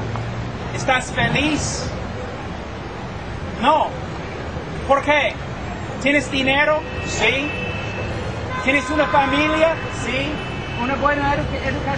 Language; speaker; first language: Spanish; non-native, fluent; English